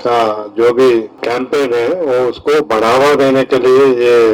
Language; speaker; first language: Hindi; non-native, local second language; Telugu